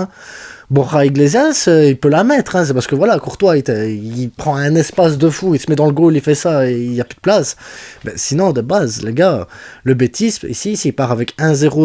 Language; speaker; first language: French; native; French